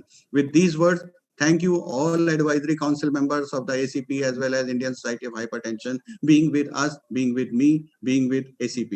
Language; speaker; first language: English; non-native, local second language; Hindi